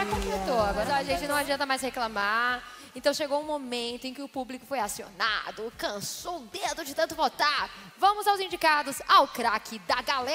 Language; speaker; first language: Portuguese; native; Portuguese